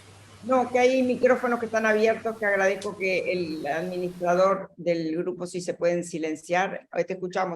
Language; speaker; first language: Spanish; native; Spanish